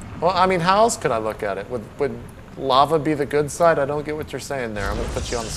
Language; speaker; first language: English; native; English